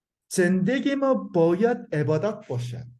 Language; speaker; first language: Persian; non-native, learner; Korean